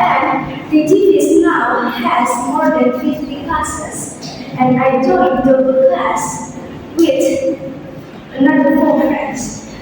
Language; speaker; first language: English; non-native, learner; Indonesian